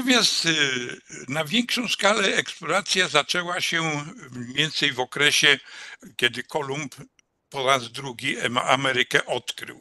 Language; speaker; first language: Polish; native; Polish